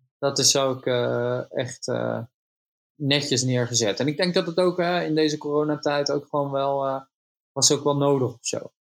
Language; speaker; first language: Dutch; native; Dutch